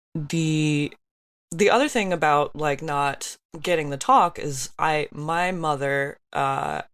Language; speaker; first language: English; early bilingual, other home language; Yoruba